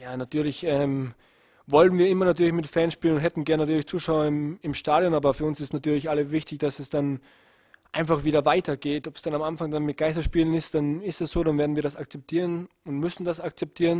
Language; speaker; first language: German; native; German